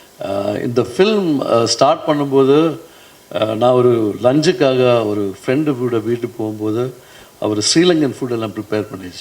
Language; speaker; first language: Tamil; non-native, fluent; Malayalam